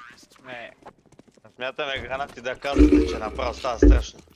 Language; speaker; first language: Bulgarian; native; Bulgarian